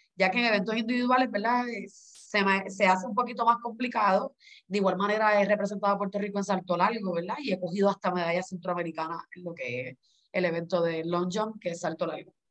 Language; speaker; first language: Spanish; native; Spanish